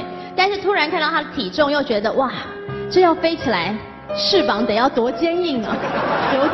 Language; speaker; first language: Chinese; native; Chinese